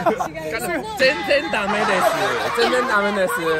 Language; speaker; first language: Japanese; non-native, learner; Chinese